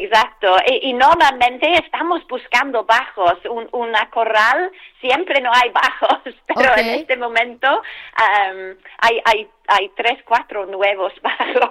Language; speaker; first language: Spanish; non-native, fluent; English